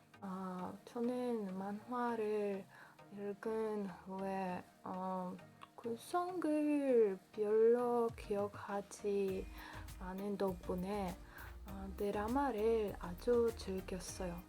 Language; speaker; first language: Korean; non-native, learner; Polish